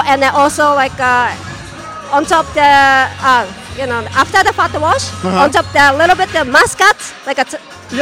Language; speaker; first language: English; non-native, learner; Japanese